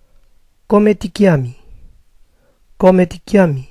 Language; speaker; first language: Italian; non-native, learner; Spanish